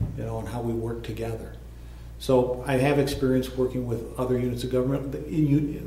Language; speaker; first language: English; native; English